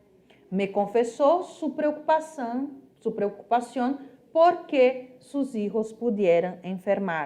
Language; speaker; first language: Spanish; non-native, fluent; Portuguese